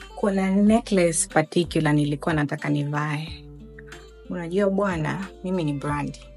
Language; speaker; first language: Swahili; native; Swahili